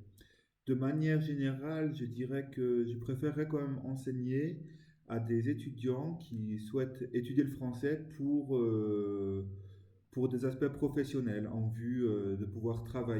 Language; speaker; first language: French; native; French